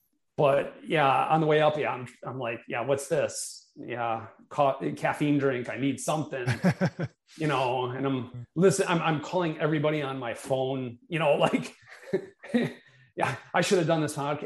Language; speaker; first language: English; native; English